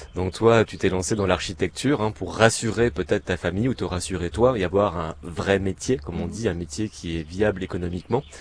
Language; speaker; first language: French; native; French